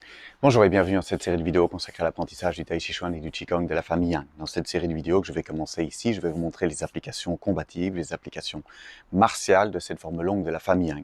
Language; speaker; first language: French; native; French